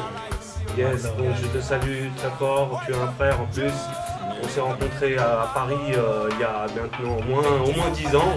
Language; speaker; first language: French; native; French